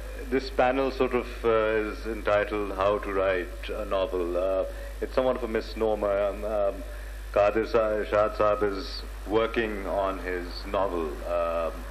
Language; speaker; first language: English; early bilingual, other home language; Urdu